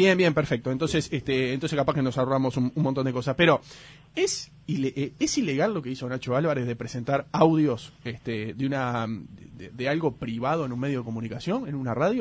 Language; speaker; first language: Spanish; native; Spanish